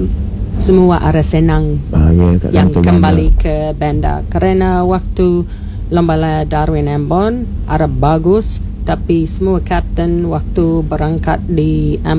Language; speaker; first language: Indonesian; non-native, learner; English